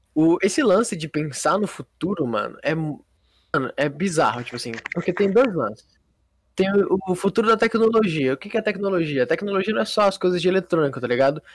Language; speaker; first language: Portuguese; native; Portuguese